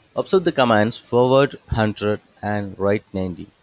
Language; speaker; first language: English; non-native, local second language; Malayalam